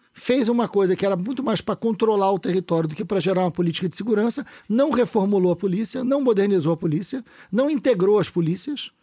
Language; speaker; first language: Portuguese; native; Portuguese